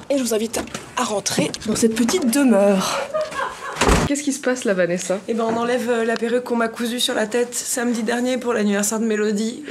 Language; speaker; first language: French; native; French